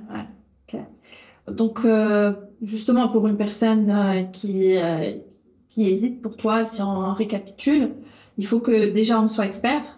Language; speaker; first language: French; native; French